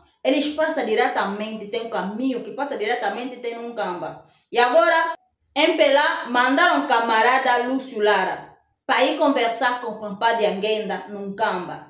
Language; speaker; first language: Portuguese; non-native, fluent; Lingala